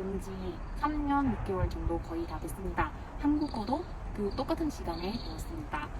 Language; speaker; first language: Korean; non-native, fluent; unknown